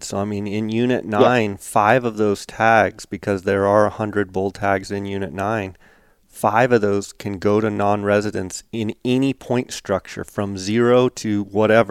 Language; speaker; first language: English; native; English